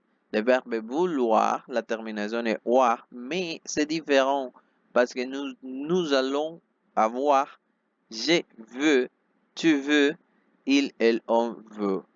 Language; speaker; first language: French; non-native, fluent; Spanish